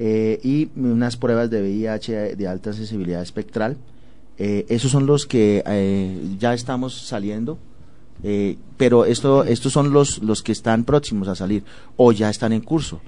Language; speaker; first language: Spanish; native; Spanish